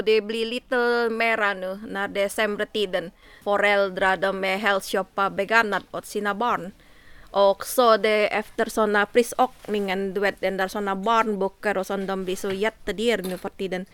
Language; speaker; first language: Swedish; non-native, learner; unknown